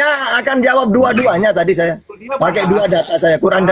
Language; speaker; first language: Indonesian; native; Indonesian